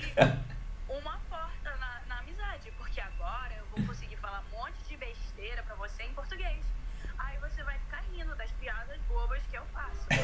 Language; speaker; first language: Portuguese; early bilingual, heritage; Portuguese